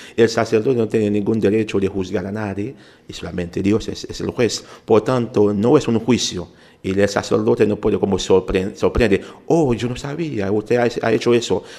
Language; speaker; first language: Spanish; non-native, fluent; Haitian Creole